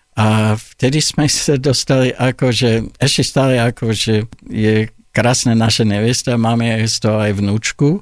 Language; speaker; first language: Slovak; non-native, fluent; English